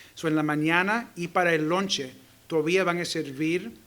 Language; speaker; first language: Spanish; early bilingual, heritage; Spanish